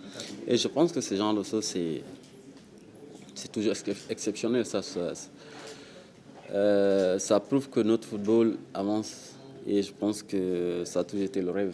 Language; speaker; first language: French; non-native, local second language; Wolof